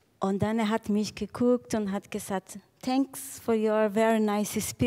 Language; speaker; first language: German; non-native, learner; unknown